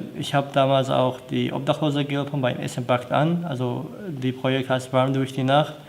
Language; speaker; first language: German; non-native, learner; Arabic